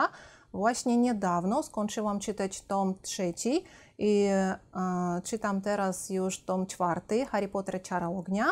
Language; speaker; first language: Polish; non-native, fluent; Russian